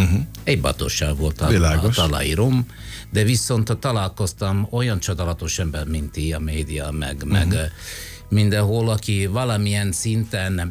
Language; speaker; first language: Hungarian; non-native, fluent; Italian